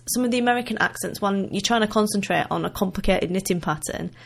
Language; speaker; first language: English; native; English